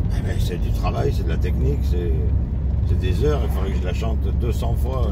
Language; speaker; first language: French; native; French